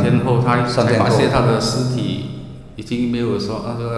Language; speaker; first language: Chinese; native; Chinese